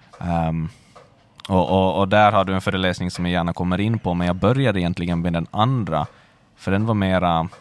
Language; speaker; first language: Swedish; native; Swedish